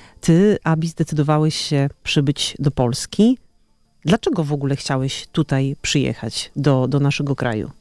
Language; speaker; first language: Polish; native; Polish